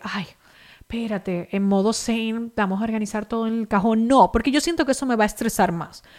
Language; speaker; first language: Spanish; native; Spanish